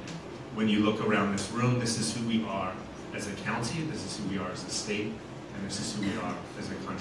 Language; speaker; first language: English; native; English